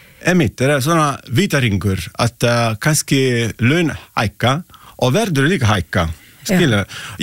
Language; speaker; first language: Icelandic; non-native, learner; Italian